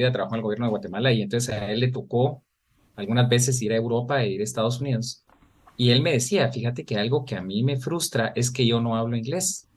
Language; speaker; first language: Spanish; native; Spanish